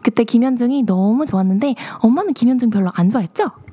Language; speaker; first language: Korean; early bilingual, heritage; Korean